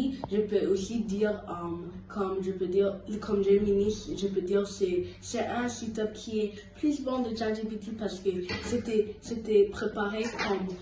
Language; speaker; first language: French; early bilingual, heritage; French